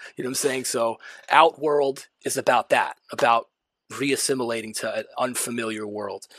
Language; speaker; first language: English; native; English